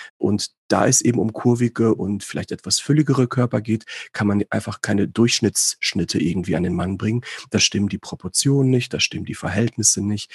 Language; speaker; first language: German; early bilingual, other home language; Greek